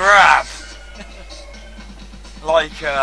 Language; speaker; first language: English; native; English